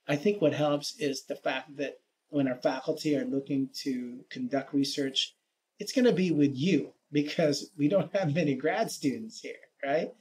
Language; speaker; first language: English; native; English